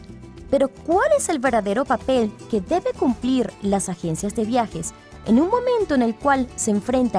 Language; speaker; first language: Spanish; native; Spanish